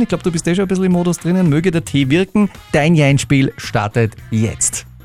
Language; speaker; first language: German; native; German